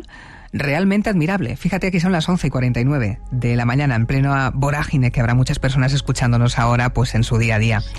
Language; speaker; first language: Spanish; native; Spanish